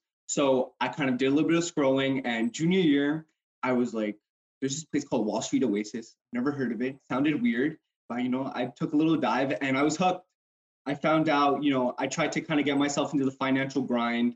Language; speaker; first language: English; native; English